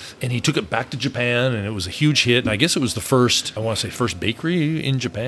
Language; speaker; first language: English; native; English